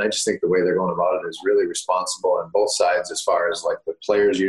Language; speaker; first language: English; native; English